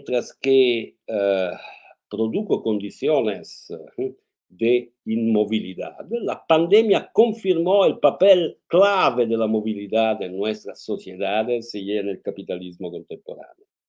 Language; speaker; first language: Spanish; non-native, fluent; Italian